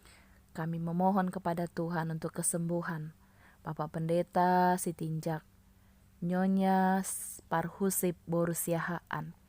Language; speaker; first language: Malay; native; Malay